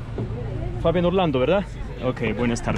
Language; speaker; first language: Spanish; non-native, fluent; Russian